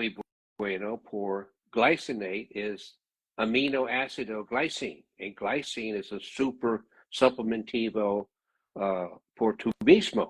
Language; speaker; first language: Spanish; non-native, learner; English